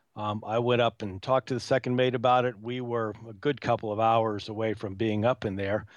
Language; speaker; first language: English; native; English